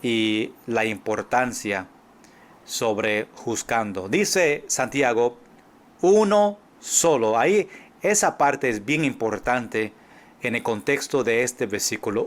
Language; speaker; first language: Spanish; non-native, fluent; English